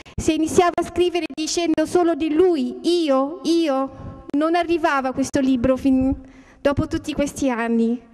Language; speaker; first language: Italian; non-native, learner; Arabic